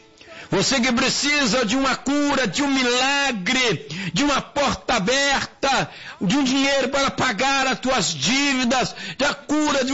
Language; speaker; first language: Portuguese; native; Portuguese